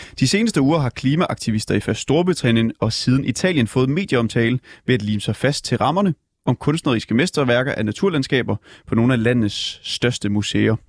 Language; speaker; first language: Danish; native; Danish